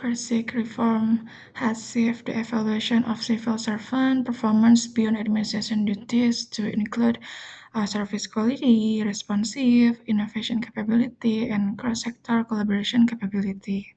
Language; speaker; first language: English; non-native, learner; Indonesian